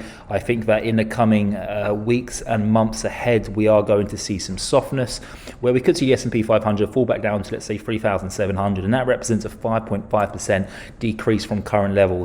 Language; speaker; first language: English; native; English